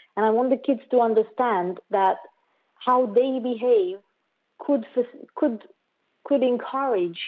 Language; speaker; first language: English; non-native, fluent; Romanian